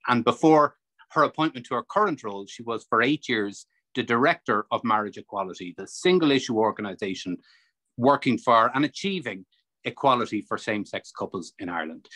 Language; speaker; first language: English; native; English